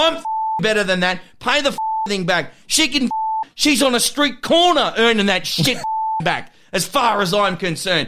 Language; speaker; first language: English; native; English